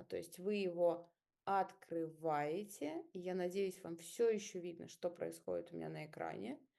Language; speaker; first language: Russian; native; Russian